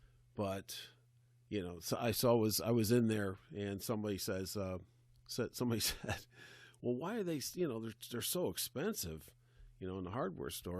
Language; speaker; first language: English; native; English